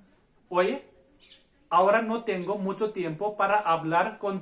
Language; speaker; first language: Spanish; non-native, fluent; Hindi